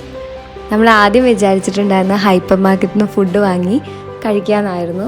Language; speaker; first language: Malayalam; native; Malayalam